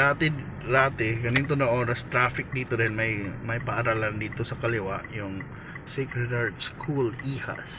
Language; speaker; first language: Filipino; non-native, local second language; Cebuano